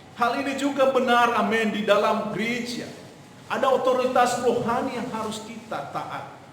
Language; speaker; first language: Indonesian; non-native, local second language; Nias